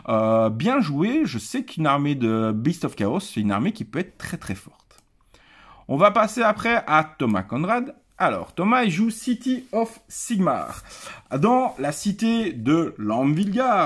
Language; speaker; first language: French; native; French